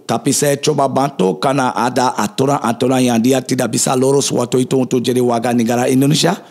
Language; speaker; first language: Indonesian; non-native, fluent; English